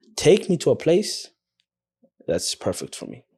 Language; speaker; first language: English; early bilingual, other home language; Somali